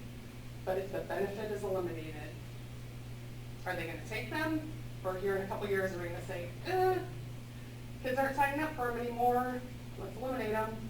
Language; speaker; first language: English; native; English